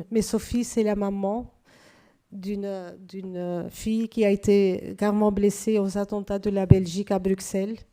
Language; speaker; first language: French; non-native, fluent; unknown